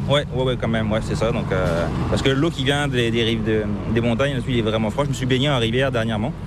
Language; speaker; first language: French; native; French